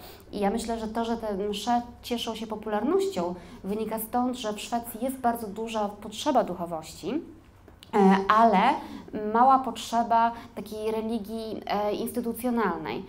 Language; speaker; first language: Polish; native; Polish